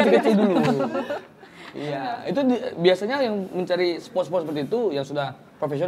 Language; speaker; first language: Indonesian; native; Indonesian